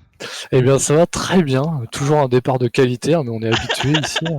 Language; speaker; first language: French; native; French